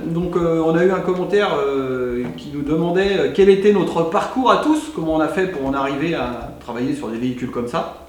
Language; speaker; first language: French; native; French